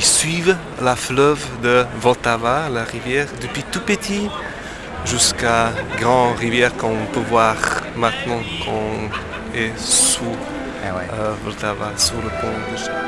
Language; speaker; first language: French; non-native, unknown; Slovak